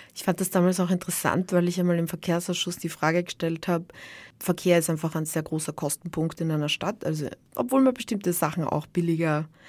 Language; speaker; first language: German; native; German